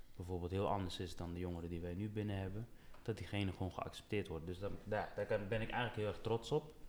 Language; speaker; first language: Dutch; early bilingual, other home language; Papiamento